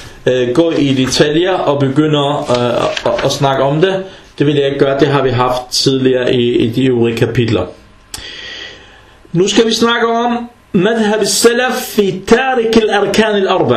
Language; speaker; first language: Danish; early bilingual, other home language; Arabic